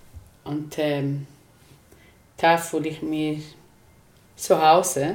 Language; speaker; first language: German; non-native, learner; Spanish